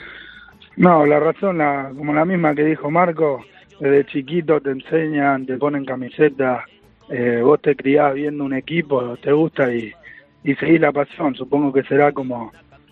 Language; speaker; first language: Spanish; native; Spanish